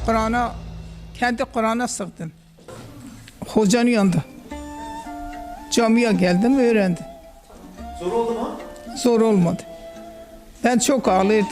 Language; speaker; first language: Turkish; non-native, local second language; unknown